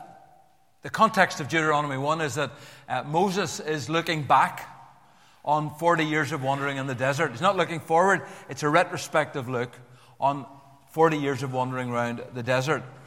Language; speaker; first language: English; native; English